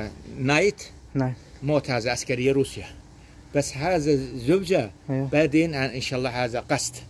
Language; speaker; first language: Arabic; non-native, learner; Azerbaijani